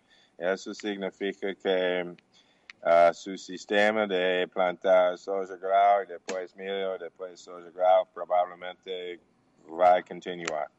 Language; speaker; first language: Portuguese; non-native, learner; English